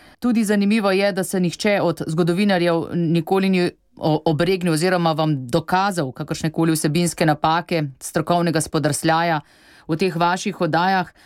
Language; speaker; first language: Slovenian; native; Slovenian